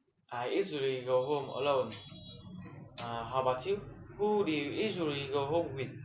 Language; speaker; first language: English; non-native, learner; Vietnamese